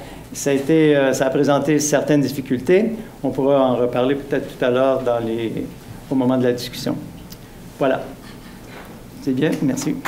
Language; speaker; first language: French; native; French